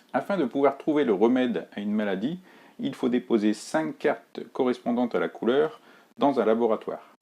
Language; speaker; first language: French; native; French